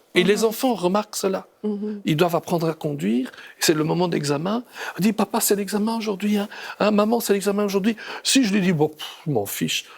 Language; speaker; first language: French; native; French